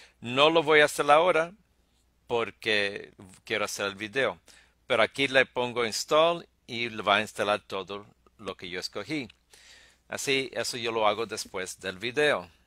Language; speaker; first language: Spanish; early bilingual, heritage; Spanish